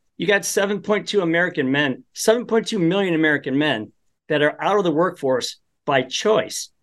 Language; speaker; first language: English; early bilingual, other home language; Polish